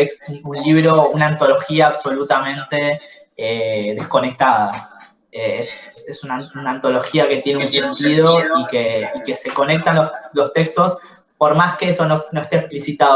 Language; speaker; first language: Spanish; native; Spanish